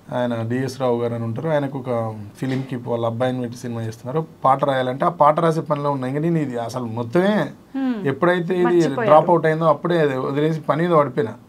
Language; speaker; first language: Telugu; native; Telugu